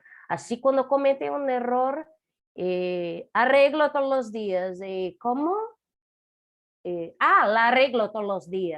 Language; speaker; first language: Spanish; non-native, fluent; Portuguese